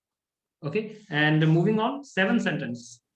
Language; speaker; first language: English; non-native, local second language; Hindi